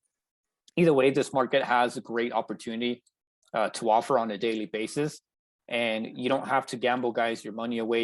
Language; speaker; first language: English; native; English